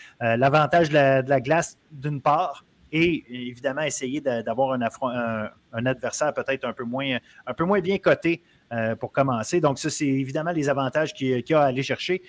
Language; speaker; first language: French; native; French